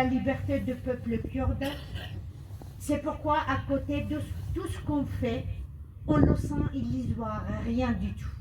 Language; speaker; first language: French; non-native, fluent; Arabic